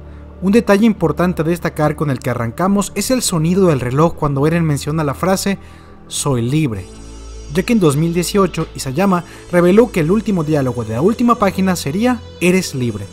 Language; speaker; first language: Spanish; native; Spanish